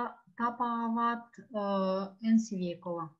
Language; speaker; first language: Finnish; non-native, learner; Russian